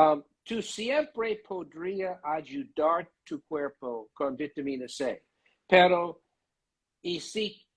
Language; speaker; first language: Spanish; non-native, learner; English